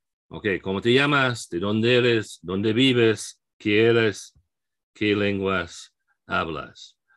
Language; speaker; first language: Spanish; non-native, fluent; English